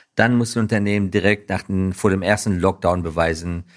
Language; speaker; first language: German; non-native, fluent; Persian